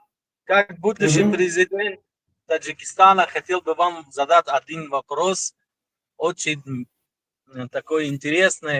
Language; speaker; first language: Russian; non-native, local second language; Tajik